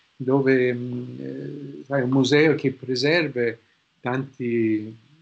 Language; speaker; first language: Italian; non-native, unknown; English